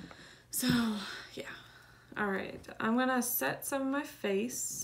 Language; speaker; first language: English; native; English